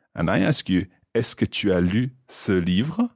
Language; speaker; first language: French; non-native, fluent; English